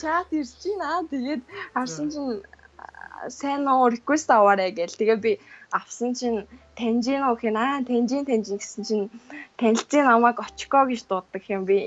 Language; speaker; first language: Mongolian; native; Mongolian